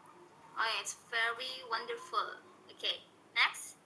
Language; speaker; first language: English; non-native, learner; Indonesian